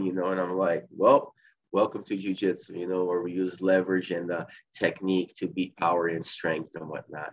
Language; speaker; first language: English; early bilingual, other home language; Portuguese